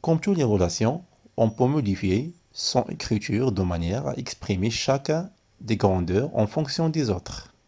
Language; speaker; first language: French; non-native, local second language; Arabic